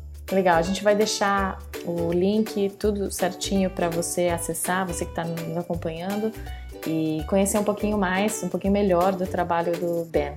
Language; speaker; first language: Portuguese; native; Portuguese